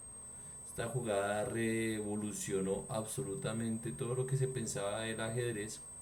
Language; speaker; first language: Spanish; native; Spanish